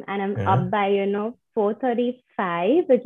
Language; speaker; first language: English; non-native, local second language; Hindi